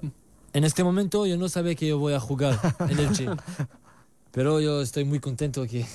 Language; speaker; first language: Spanish; non-native, learner; French